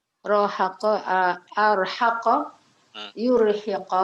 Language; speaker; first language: Arabic; non-native, learner; Malay